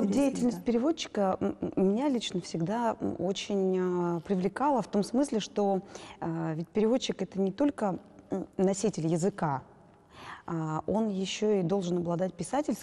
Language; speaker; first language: Russian; native; Russian